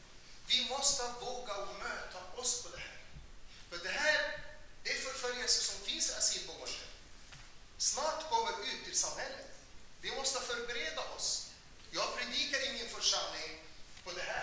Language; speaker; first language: Swedish; non-native, fluent; Arabic